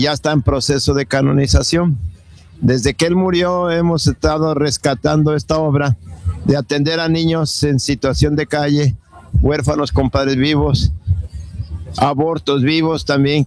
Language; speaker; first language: Spanish; native; Spanish